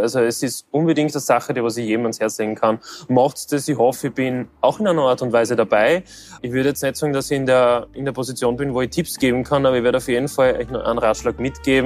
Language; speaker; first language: German; native; German